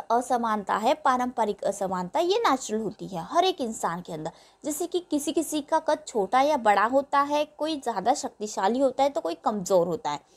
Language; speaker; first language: Hindi; non-native, local second language; Marathi